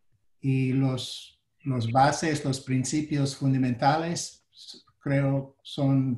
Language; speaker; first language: Spanish; non-native, fluent; English